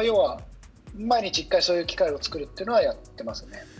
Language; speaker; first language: Japanese; native; Japanese